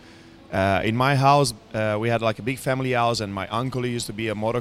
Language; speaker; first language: English; non-native, fluent; Italian